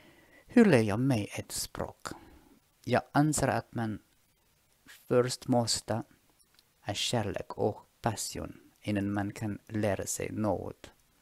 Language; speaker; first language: Swedish; non-native, fluent; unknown